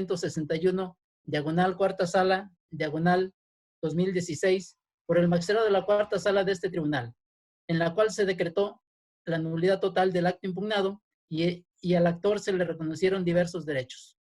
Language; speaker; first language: Spanish; native; Spanish